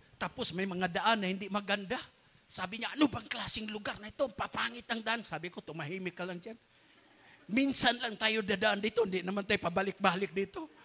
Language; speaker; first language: Filipino; non-native, local second language; Cebuano